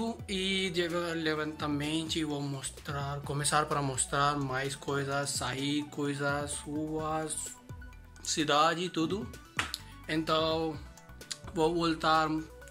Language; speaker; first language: Portuguese; non-native, learner; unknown